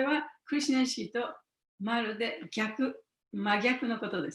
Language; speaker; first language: Japanese; native; Japanese